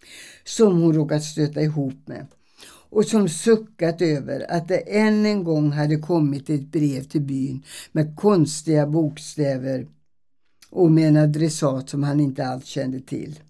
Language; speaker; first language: Swedish; early bilingual, other home language; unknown